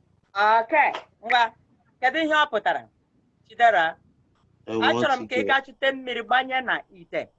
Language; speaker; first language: Igbo; native; Igbo